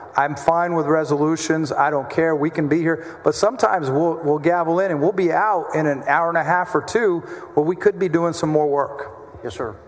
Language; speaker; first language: English; native; English